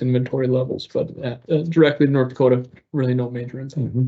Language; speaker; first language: English; native; English